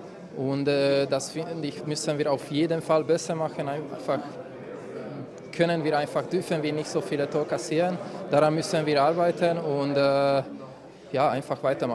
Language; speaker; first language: German; non-native, fluent; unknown